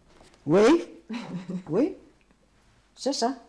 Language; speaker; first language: French; non-native, learner; Hungarian